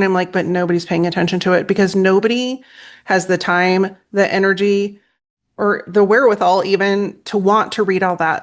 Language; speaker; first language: English; native; English